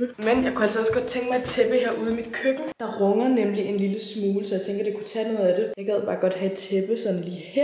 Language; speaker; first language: Danish; native; Danish